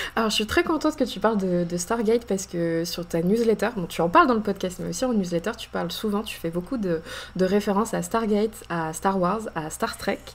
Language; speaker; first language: French; native; French